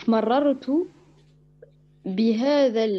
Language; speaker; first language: Arabic; non-native, learner; French